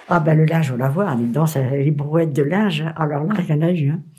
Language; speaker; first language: French; native; French